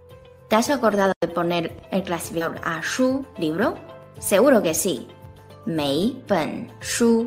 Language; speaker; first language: Spanish; non-native, fluent; Chinese